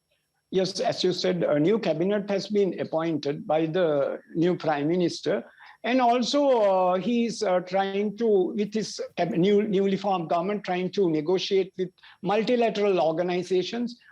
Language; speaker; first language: English; non-native, local second language; Sinhala